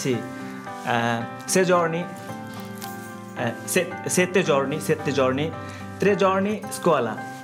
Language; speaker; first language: Italian; non-native, learner; Bangla